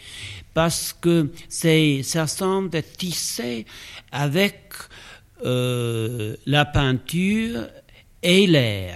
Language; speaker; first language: French; non-native, fluent; English